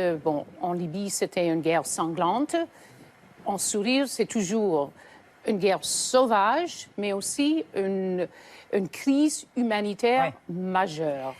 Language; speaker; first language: French; native; French